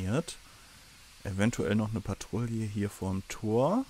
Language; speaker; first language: German; native; German